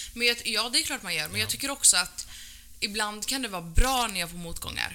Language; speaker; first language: Swedish; early bilingual, other home language; Arabic